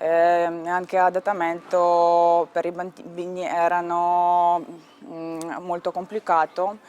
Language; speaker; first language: Italian; non-native, learner; Ukrainian